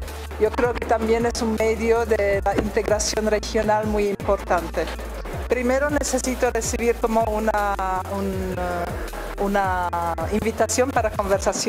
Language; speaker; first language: Spanish; non-native, fluent; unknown